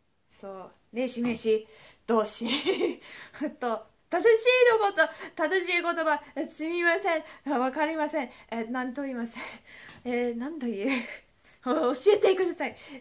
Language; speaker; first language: Japanese; non-native, learner; English